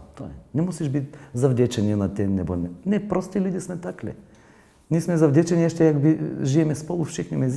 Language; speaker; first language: Czech; non-native, fluent; Bulgarian